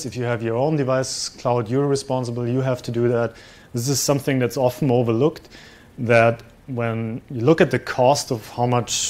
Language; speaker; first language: English; non-native, fluent; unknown